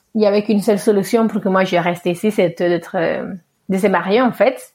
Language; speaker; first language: French; early bilingual, other home language; Spanish